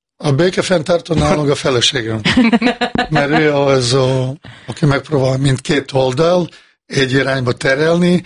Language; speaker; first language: Hungarian; non-native, fluent; Bosnian